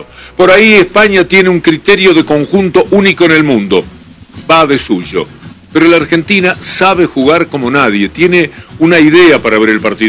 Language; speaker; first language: Spanish; native; Spanish